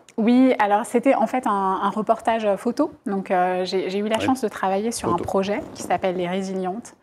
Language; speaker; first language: French; native; French